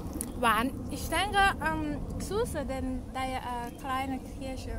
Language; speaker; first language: German; non-native, learner; Thai